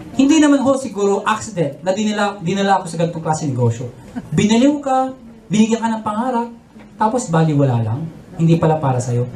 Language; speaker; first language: Filipino; non-native, local second language; Pangasinan